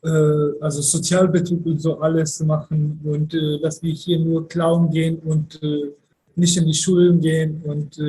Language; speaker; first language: German; early bilingual, other home language; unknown